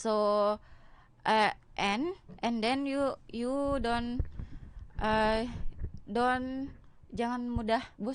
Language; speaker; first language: English; non-native, learner; Indonesian